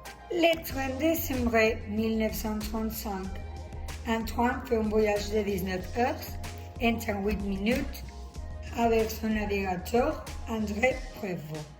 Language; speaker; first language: French; non-native, learner; Spanish